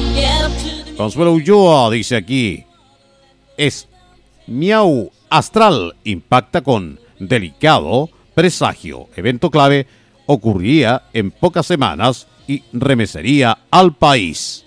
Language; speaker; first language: Spanish; native; Spanish